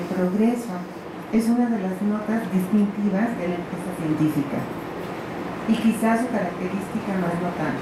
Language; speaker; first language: Spanish; native; Spanish